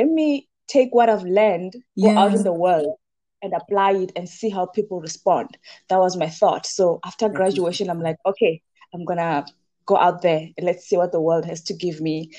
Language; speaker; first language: English; non-native, local second language; Venda